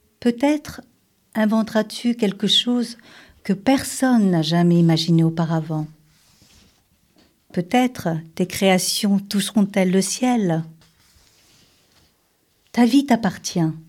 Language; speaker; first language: French; native; French